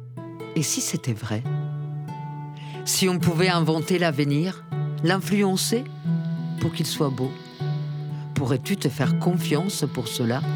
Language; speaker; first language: French; native; French